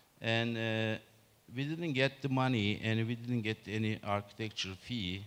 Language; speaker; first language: English; non-native, learner; Turkish